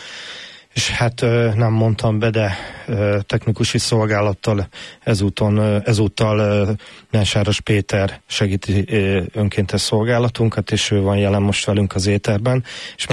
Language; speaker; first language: Hungarian; native; Hungarian